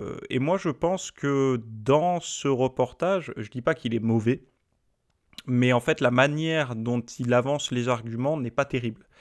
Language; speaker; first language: French; native; French